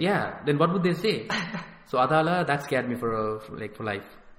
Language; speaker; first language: English; early bilingual, other home language; Tamil